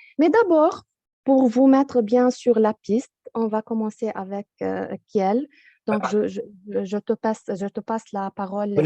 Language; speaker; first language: French; non-native, fluent; Arabic